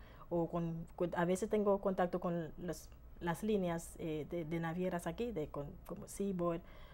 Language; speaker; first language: Spanish; non-native, fluent; Haitian Creole